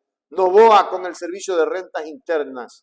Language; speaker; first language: Spanish; native; Spanish